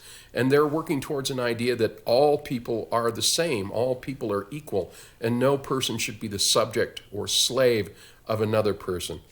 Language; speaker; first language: English; native; English